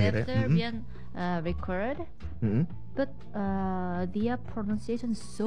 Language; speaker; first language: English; non-native, learner; Korean